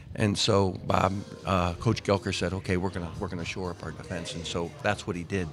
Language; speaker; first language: English; native; English